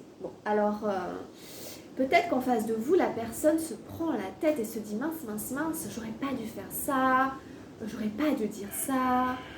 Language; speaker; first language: French; native; French